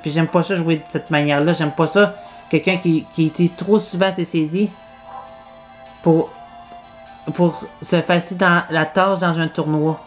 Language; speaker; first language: French; native; French